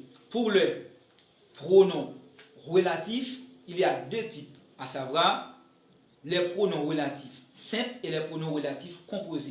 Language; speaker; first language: French; non-native, local second language; Haitian Creole